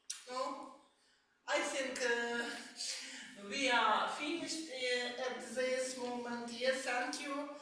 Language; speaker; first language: English; non-native, learner; Ukrainian